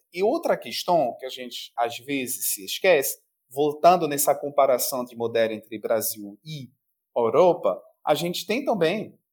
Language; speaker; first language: Portuguese; non-native, fluent; French